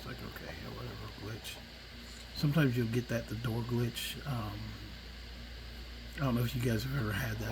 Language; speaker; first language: English; native; English